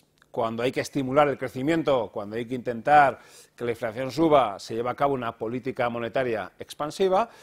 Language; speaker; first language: Spanish; native; Spanish